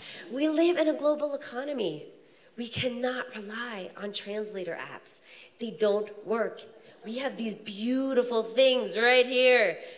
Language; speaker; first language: English; native; English